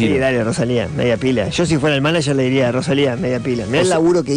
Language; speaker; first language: Spanish; native; Spanish